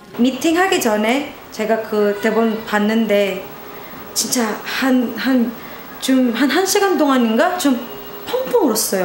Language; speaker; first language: Korean; non-native, fluent; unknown